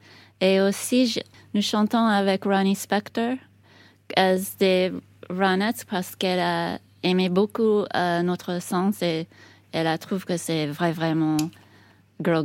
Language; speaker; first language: French; non-native, learner; English